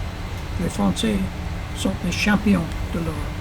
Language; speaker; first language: French; non-native, fluent; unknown